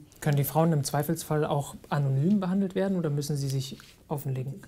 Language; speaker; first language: German; native; German